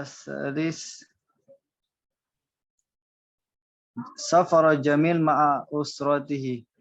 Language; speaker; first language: Arabic; non-native, learner; Indonesian